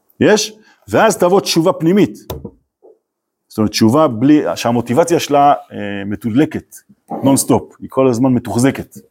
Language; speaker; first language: Hebrew; native; Hebrew